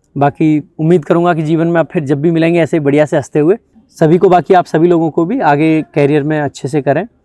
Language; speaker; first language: Hindi; native; Hindi